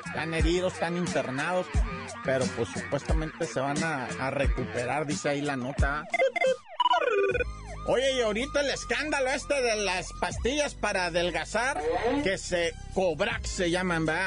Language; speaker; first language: Spanish; native; Spanish